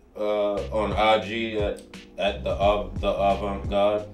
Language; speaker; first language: English; native; English